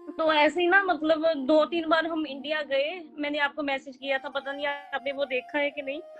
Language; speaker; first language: Hindi; native; Hindi